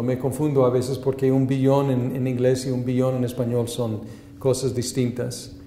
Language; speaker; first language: Spanish; non-native, fluent; English